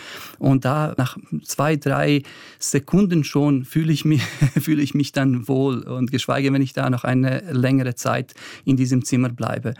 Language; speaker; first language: German; early bilingual, other home language; Bosnian